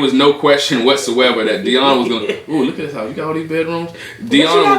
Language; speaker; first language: English; native; English